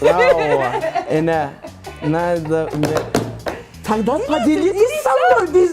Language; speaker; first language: Russian; non-native, local second language; Turkmen